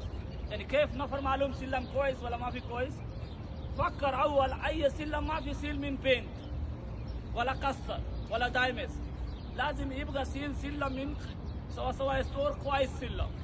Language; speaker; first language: Arabic; non-native, learner; Hindi